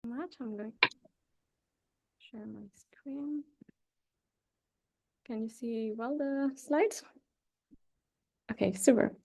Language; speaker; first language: English; non-native, fluent; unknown